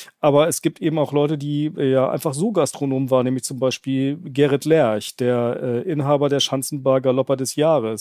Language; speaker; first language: German; native; German